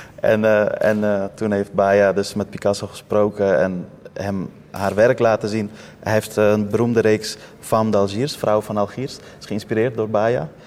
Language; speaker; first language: Dutch; early bilingual, other home language; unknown